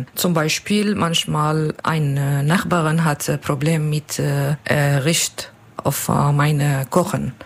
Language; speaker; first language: German; non-native, learner; Arabic